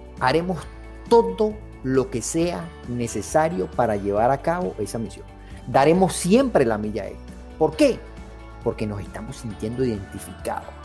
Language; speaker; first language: Spanish; native; Spanish